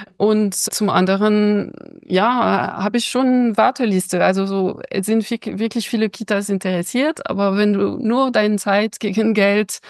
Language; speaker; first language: German; non-native, fluent; French